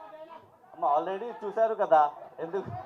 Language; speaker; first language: Telugu; non-native, local second language; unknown